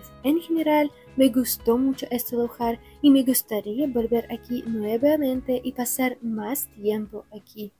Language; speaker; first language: Spanish; non-native, fluent; Russian